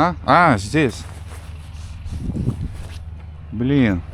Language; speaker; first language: Russian; non-native, learner; Lithuanian